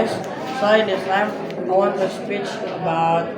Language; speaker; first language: English; non-native, learner; Indonesian